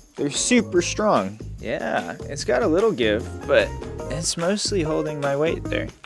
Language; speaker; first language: English; native; English